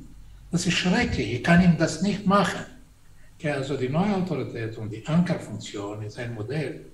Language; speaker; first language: German; non-native, fluent; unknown